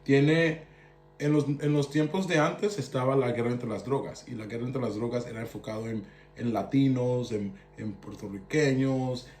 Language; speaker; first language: Spanish; early bilingual, heritage; Spanish